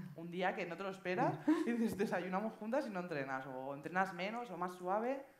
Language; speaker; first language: Spanish; native; Spanish